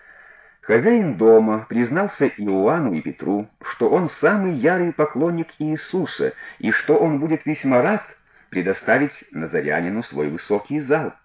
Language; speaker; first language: Russian; native; Russian